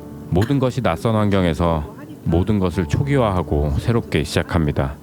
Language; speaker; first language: Korean; native; Korean